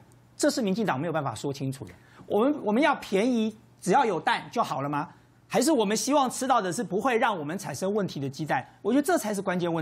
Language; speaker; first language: Chinese; native; Chinese